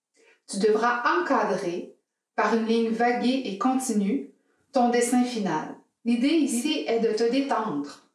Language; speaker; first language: French; native; French